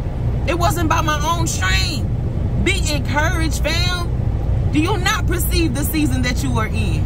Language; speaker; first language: English; native; English